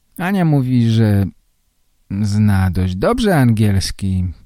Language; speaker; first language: Polish; native; Polish